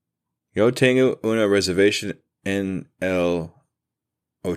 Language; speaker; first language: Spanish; non-native, learner; English